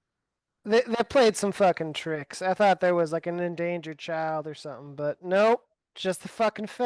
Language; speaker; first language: English; native; English